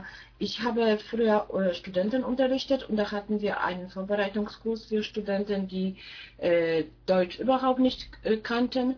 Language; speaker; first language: German; non-native, fluent; Polish